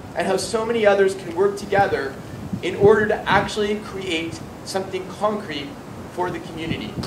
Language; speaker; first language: English; native; English